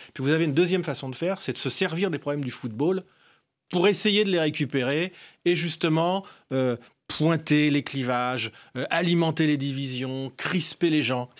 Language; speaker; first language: French; native; French